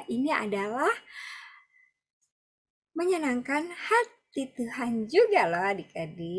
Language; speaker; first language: Indonesian; native; Indonesian